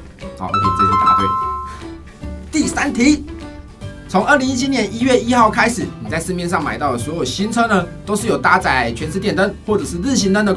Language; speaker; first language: Chinese; native; Chinese